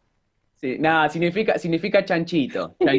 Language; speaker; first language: Spanish; native; Spanish